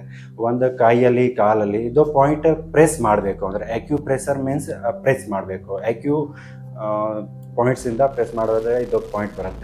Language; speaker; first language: Kannada; non-native, local second language; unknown